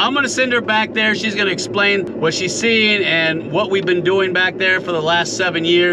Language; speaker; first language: English; native; English